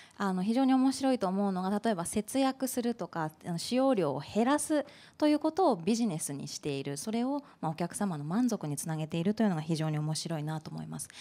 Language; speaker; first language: Japanese; native; Japanese